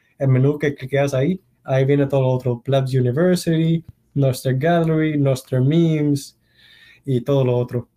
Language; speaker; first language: Spanish; early bilingual, heritage; Spanish